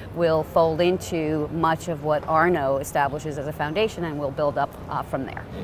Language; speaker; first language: English; native; English